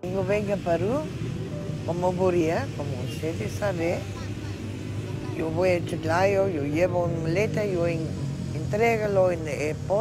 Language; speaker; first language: Spanish; non-native, learner; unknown